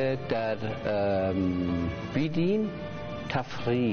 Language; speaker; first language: Persian; non-native, learner; German